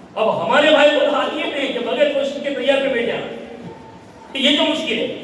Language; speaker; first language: Urdu; non-native, local second language; Gujarati